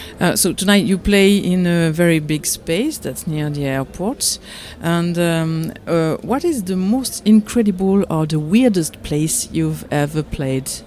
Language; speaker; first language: English; non-native, learner; French